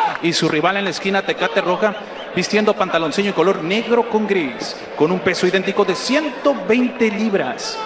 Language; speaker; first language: Spanish; native; Spanish